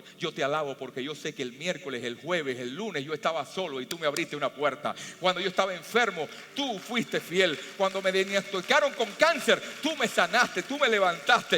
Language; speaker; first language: Spanish; native; Spanish